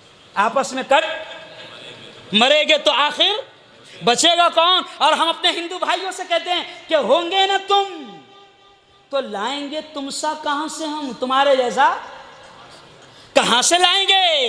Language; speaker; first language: Urdu; native; Urdu